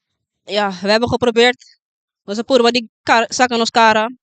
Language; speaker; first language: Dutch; non-native, local second language; Papiamento